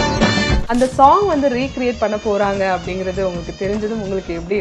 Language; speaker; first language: Tamil; native; Tamil